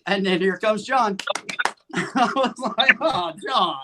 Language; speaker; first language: English; native; English